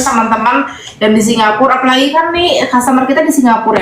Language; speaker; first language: Indonesian; native; Indonesian